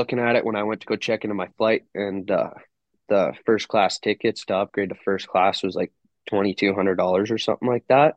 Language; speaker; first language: English; native; English